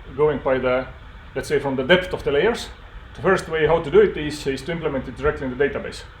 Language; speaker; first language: English; non-native, fluent; Estonian